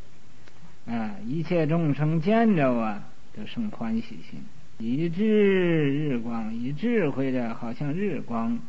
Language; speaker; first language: Chinese; native; Chinese